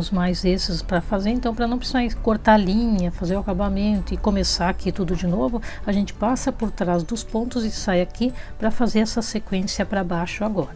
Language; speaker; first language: Portuguese; native; Portuguese